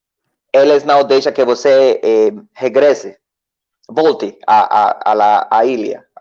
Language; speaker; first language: Portuguese; non-native, learner; Spanish